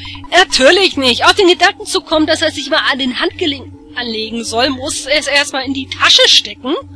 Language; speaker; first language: German; native; German